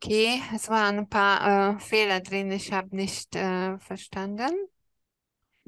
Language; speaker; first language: German; non-native, fluent; Hungarian